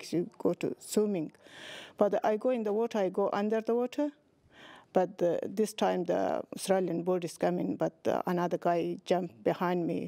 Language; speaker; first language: English; non-native, learner; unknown